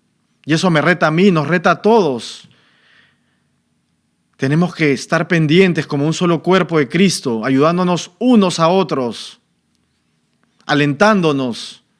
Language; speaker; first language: Spanish; native; Spanish